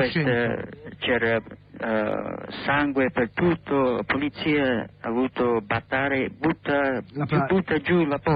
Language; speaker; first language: Italian; non-native, learner; English